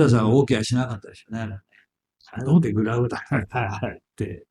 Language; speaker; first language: Japanese; native; Japanese